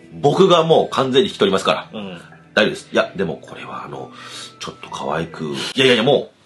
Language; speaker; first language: Japanese; native; Japanese